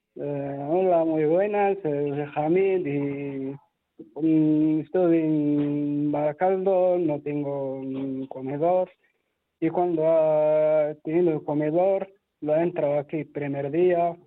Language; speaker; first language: Spanish; non-native, learner; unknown